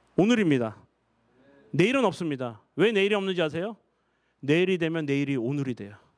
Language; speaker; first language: Korean; native; Korean